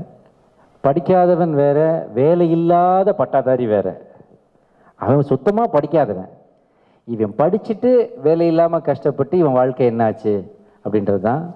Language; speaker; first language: Tamil; native; Tamil